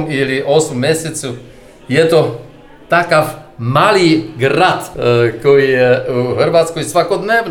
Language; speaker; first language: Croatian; non-native, fluent; Czech